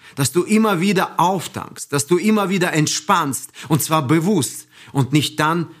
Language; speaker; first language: German; non-native, fluent; Russian